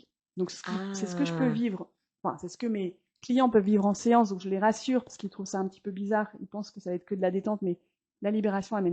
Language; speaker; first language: French; native; French